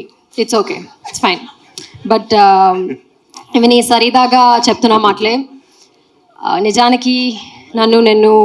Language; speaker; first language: Telugu; non-native, learner; Malayalam